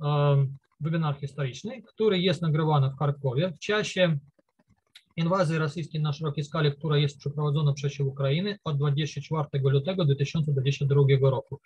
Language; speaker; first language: Polish; non-native, learner; Ukrainian